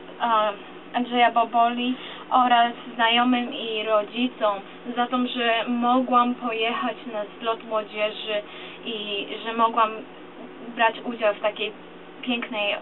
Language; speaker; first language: Polish; early bilingual, other home language; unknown